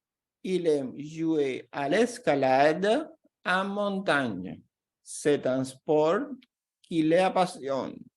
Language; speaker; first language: French; non-native, fluent; Portuguese